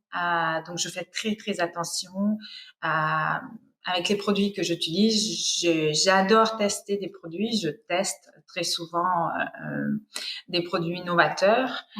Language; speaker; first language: French; non-native, fluent; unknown